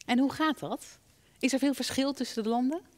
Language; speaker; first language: Dutch; native; Dutch